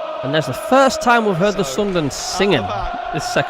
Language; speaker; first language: English; native; English